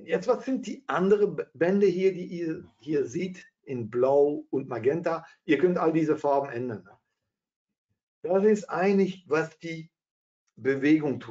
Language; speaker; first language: German; non-native, fluent; Dutch